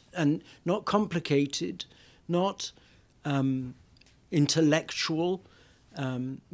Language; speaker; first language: English; native; English